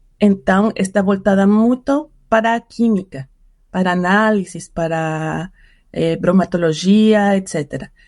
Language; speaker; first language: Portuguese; non-native, fluent; Spanish